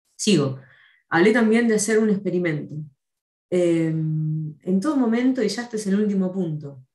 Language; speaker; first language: Spanish; native; Spanish